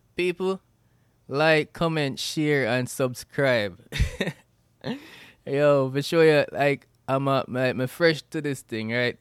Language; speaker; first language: English; non-native, local second language; Jamaican Creole English